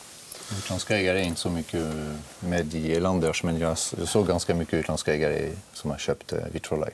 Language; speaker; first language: Swedish; non-native, fluent; French